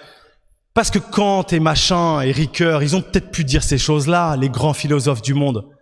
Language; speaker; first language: French; native; French